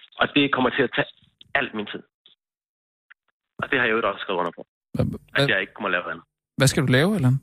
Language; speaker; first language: Danish; native; Danish